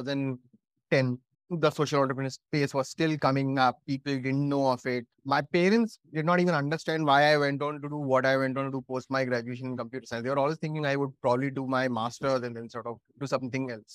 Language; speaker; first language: English; non-native, local second language; Hindi